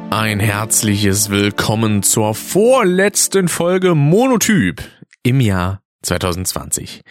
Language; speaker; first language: German; native; German